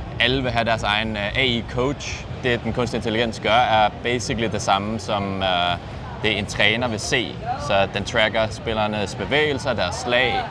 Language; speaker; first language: Danish; non-native, fluent; Icelandic